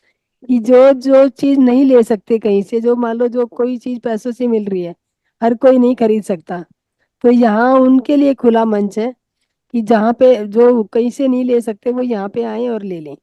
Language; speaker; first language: Hindi; native; Hindi